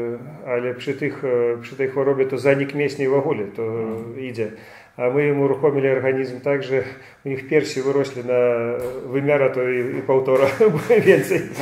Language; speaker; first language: Polish; non-native, fluent; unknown